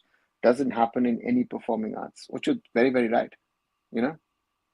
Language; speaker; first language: English; non-native, local second language; Bangla